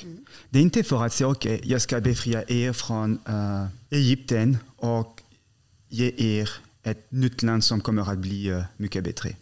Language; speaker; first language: Swedish; non-native, fluent; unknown